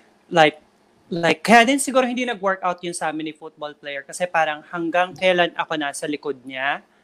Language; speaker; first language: Filipino; native; Filipino